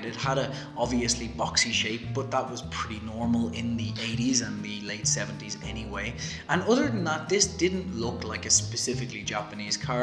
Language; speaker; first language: English; native; English